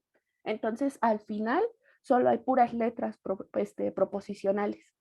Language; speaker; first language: Spanish; native; Spanish